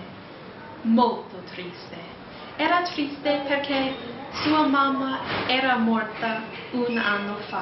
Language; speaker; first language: Italian; non-native, learner; English